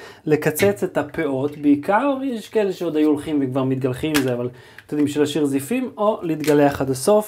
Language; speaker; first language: Hebrew; native; Hebrew